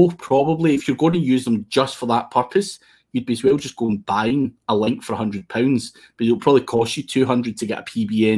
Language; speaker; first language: English; native; English